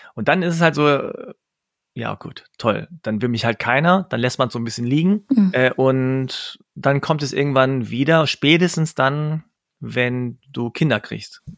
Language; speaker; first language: German; early bilingual, other home language; Korean